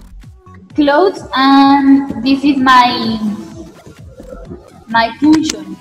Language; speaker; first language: English; non-native, learner; Spanish